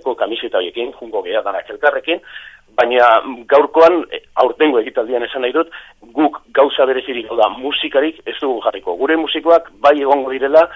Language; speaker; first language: Basque; native; Basque